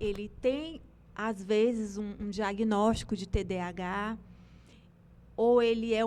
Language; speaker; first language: Portuguese; native; Portuguese